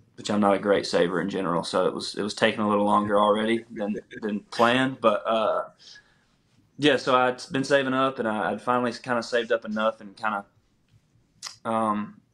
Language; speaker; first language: English; native; English